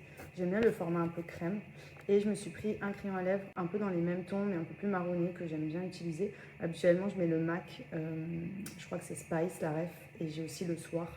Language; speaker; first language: French; native; French